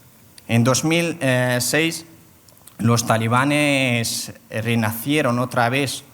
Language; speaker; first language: Spanish; non-native, fluent; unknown